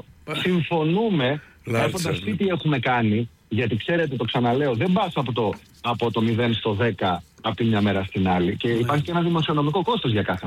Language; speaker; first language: Greek; native; Greek